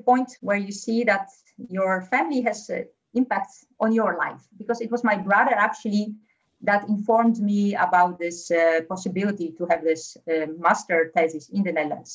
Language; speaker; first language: English; non-native, fluent; Polish